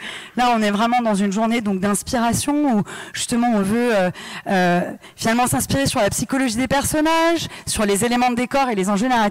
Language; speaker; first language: French; native; French